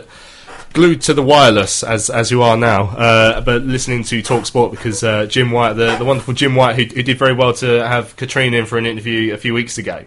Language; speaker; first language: English; native; English